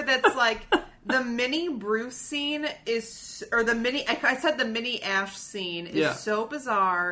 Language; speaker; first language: English; native; English